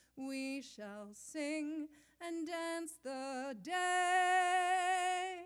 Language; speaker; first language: English; native; English